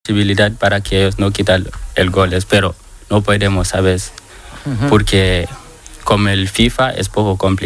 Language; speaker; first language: Spanish; non-native, learner; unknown